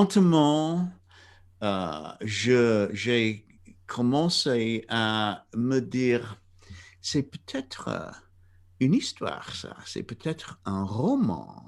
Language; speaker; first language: French; non-native, fluent; English